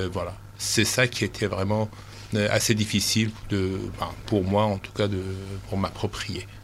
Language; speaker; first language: French; non-native, fluent; Persian